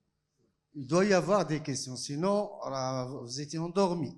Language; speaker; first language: French; non-native, local second language; Arabic